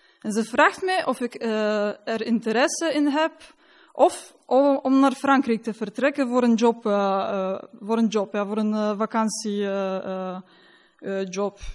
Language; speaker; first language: Dutch; non-native, fluent; Polish